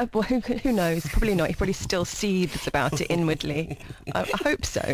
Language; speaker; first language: English; native; English